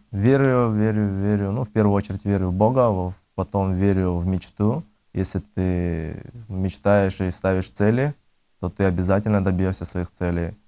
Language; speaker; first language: Russian; early bilingual, other home language; Azerbaijani